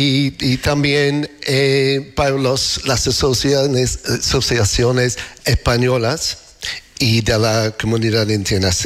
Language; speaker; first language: Spanish; non-native, learner; English